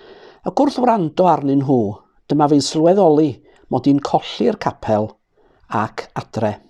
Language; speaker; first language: Welsh; native; Welsh